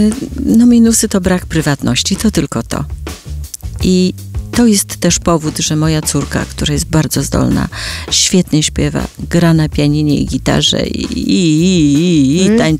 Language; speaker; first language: Polish; native; Polish